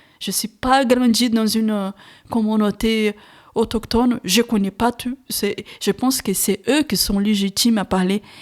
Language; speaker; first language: French; non-native, fluent; Portuguese